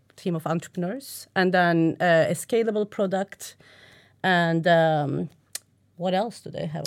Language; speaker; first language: English; non-native, fluent; Turkish